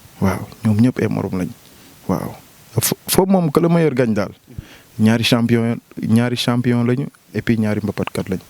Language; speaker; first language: Wolof; non-native, local second language; Jola-Fonyi